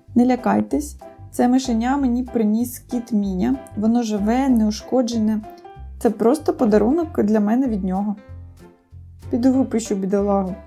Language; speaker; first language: Ukrainian; non-native, local second language; Russian